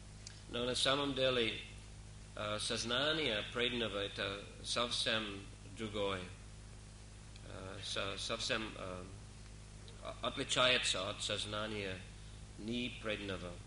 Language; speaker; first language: Russian; non-native, fluent; English